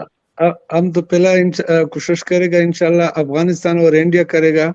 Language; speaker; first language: Hindi; non-native, fluent; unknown